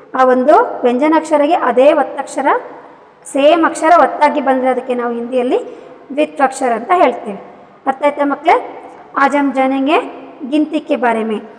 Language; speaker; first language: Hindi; non-native, local second language; Kannada